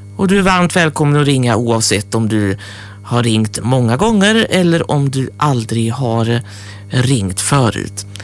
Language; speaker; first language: Swedish; native; Swedish